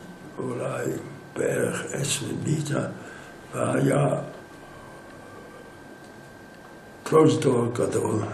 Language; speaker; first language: Hebrew; non-native, fluent; English